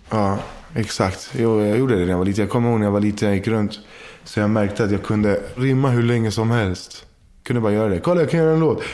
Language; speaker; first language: Swedish; early bilingual, other home language; Spanish